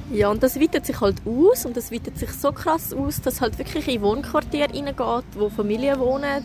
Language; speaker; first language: German; native; German